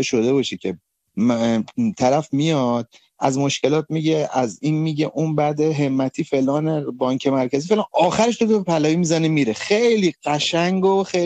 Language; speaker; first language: Persian; native; Persian